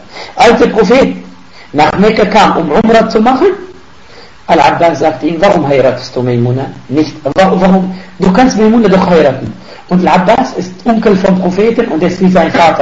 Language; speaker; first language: German; non-native, fluent; Arabic